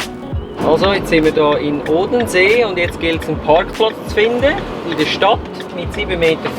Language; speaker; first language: German; native; German